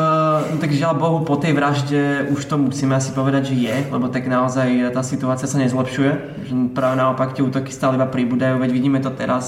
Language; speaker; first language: Slovak; native; Slovak